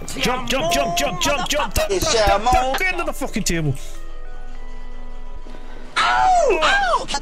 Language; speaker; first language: English; native; English